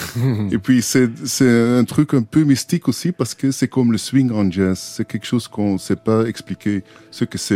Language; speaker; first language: French; non-native, local second language; Dutch